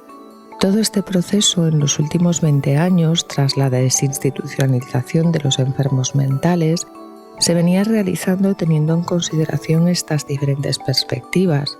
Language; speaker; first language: Spanish; native; Spanish